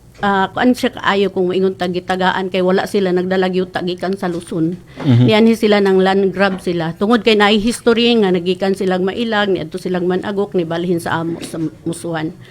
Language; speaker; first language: Cebuano; non-native, local second language; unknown